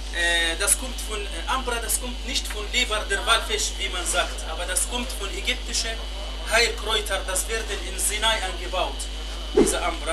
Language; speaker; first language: German; non-native, fluent; Arabic